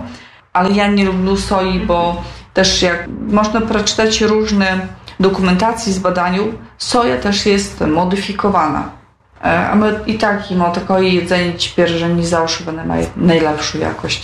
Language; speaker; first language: Polish; non-native, local second language; Ukrainian